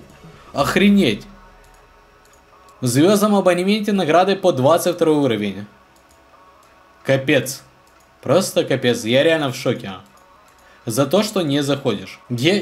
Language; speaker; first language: Russian; native; Russian